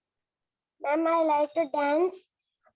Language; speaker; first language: English; non-native, learner; Odia